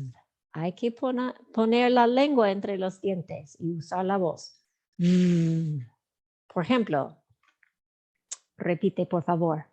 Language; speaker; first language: Spanish; non-native, fluent; English